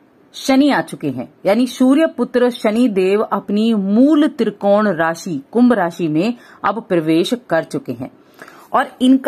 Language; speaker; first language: Hindi; native; Hindi